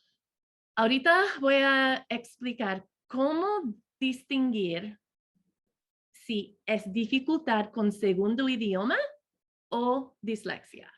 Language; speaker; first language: Spanish; non-native, fluent; English